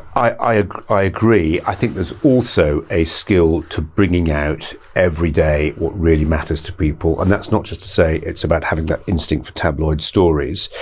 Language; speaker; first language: English; native; English